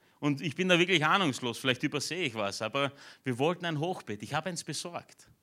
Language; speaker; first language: German; early bilingual, other home language; Romanian